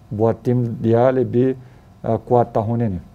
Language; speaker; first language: Indonesian; non-native, fluent; Portuguese